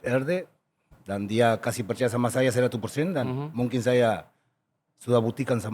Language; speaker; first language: Indonesian; non-native, fluent; Spanish